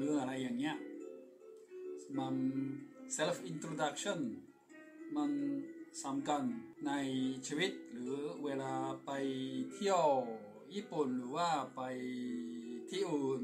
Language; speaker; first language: Thai; non-native, fluent; Japanese